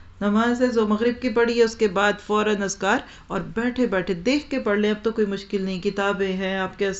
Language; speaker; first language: Urdu; non-native, local second language; Punjabi